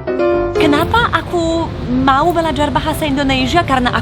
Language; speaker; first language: Indonesian; non-native, fluent; Polish